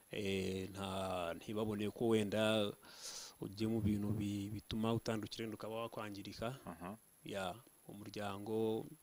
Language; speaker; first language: Kinyarwanda; native; Kinyarwanda